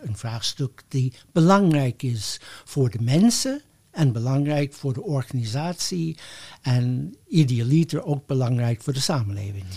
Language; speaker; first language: Dutch; non-native, fluent; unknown